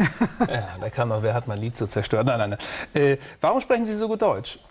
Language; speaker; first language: German; native; German